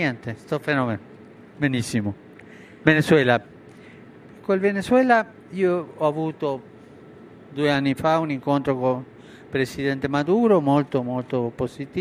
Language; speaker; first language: Italian; non-native, fluent; Spanish